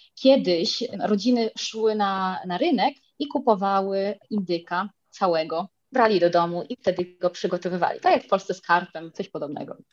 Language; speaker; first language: Polish; early bilingual, heritage; Spanish